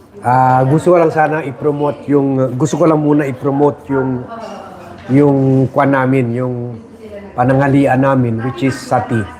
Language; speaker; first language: Filipino; non-native, local second language; Chavacano